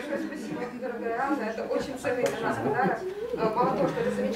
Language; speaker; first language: Russian; non-native, fluent; Polish